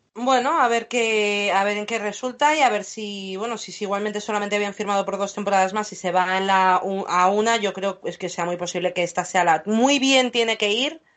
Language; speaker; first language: Spanish; non-native, fluent; English